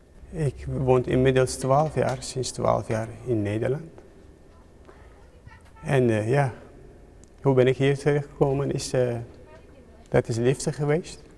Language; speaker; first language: Dutch; non-native, fluent; Turkish